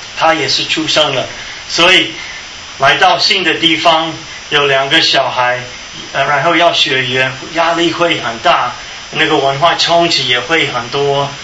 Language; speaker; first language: Chinese; non-native, fluent; English